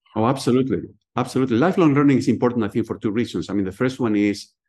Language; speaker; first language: English; non-native, fluent; Spanish